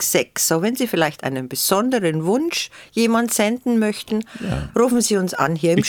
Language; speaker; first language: German; early bilingual, heritage; German